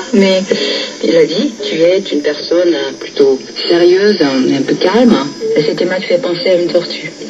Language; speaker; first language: French; non-native, fluent; Korean